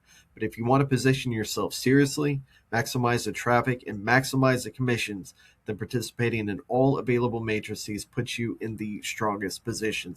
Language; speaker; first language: English; native; English